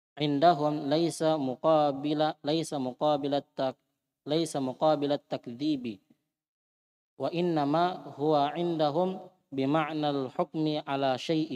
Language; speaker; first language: Arabic; non-native, fluent; Indonesian